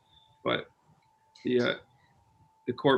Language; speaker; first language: English; native; English